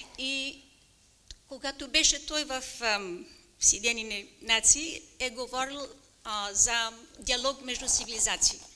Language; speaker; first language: Bulgarian; non-native, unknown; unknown